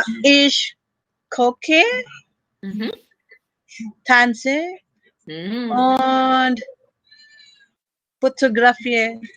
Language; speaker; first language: German; non-native, learner; Filipino